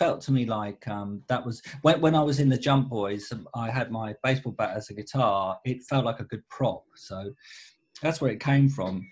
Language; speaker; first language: English; native; English